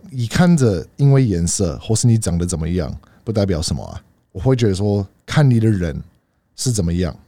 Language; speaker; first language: Chinese; early bilingual, heritage; Chinese